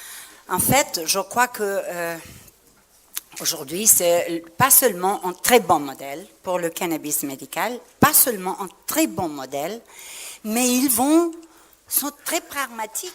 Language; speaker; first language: French; non-native, fluent; Spanish